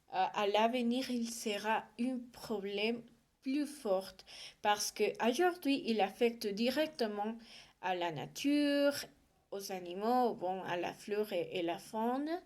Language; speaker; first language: French; non-native, learner; Spanish